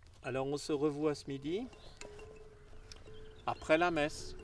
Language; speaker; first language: French; native; French